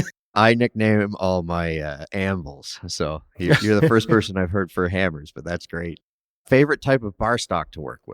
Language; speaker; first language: English; native; English